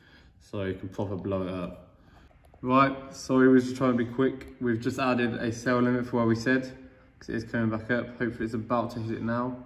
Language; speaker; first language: English; native; English